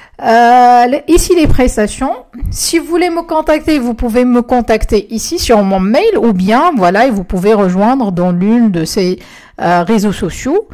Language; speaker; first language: French; non-native, local second language; Arabic